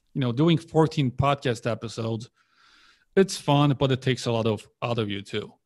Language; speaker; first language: English; early bilingual, other home language; Polish